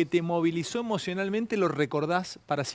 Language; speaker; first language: Spanish; native; Spanish